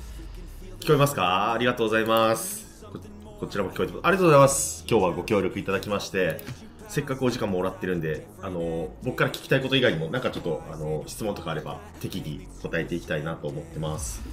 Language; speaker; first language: Japanese; native; Japanese